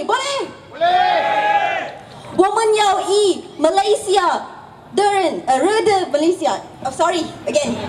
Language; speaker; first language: Malay; native; Malay